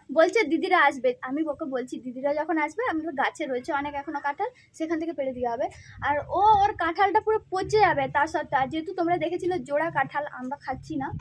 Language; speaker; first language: Bangla; non-native, local second language; Santali